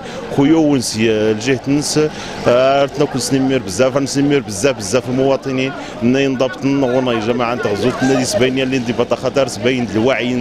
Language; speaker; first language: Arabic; non-native, local second language; Central Atlas Tamazight